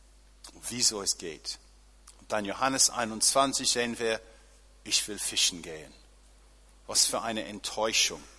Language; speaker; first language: German; non-native, fluent; English